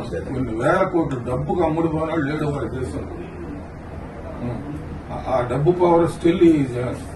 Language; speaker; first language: Telugu; native; Telugu